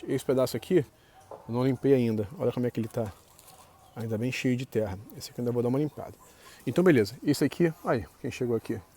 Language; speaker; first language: Portuguese; native; Portuguese